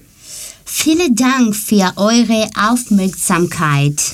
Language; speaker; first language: German; non-native, learner; Greek